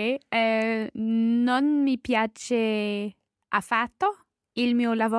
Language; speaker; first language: Italian; non-native, learner; English